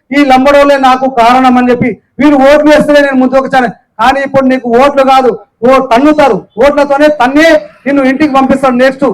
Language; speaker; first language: Telugu; non-native, local second language; Lambadi